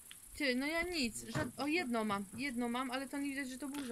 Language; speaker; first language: Polish; native; Polish